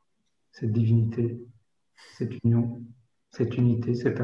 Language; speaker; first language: French; native; French